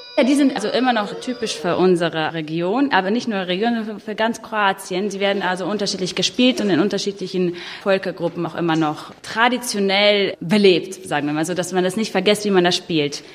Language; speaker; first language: German; non-native, fluent; Croatian